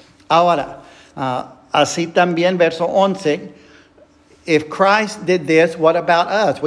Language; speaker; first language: Spanish; non-native, fluent; English